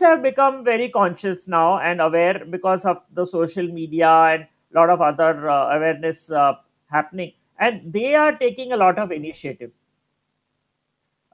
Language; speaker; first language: English; non-native, local second language; Gujarati